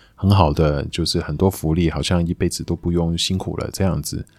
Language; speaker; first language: Chinese; non-native, local second language; Cantonese